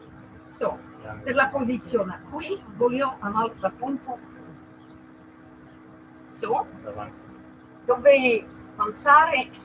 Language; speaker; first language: Italian; non-native, learner; French